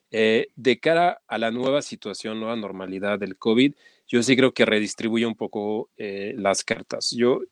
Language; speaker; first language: Spanish; non-native, fluent; French